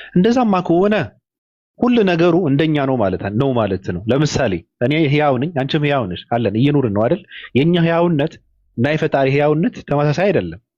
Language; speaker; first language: Amharic; native; Amharic